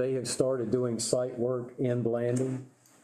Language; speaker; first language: English; native; English